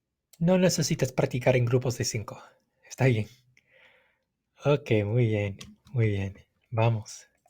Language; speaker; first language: Spanish; non-native, fluent; English